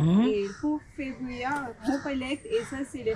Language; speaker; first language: French; non-native, fluent; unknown